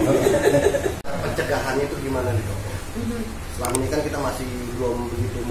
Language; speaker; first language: Indonesian; native; Indonesian